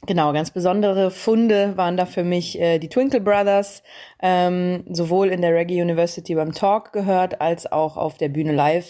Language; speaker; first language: German; native; German